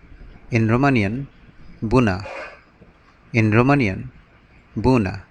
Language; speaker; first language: Romanian; non-native, learner; Bangla